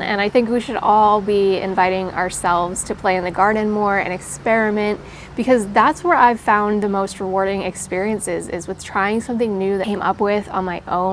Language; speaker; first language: English; native; English